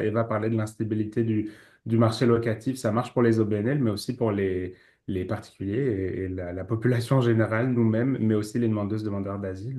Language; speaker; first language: French; native; French